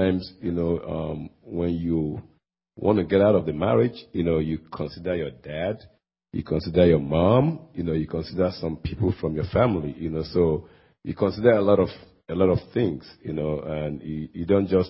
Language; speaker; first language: English; non-native, local second language; Igbo